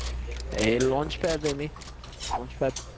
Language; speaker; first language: Spanish; non-native, learner; English